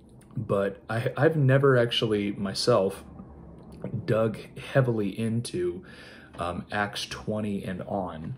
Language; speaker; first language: English; native; English